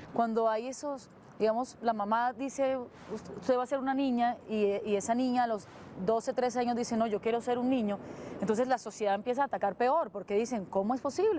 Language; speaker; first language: Spanish; native; Spanish